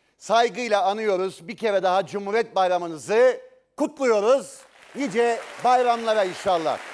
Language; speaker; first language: Turkish; native; Turkish